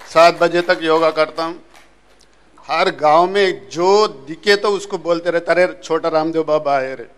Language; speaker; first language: Hindi; non-native, local second language; Telugu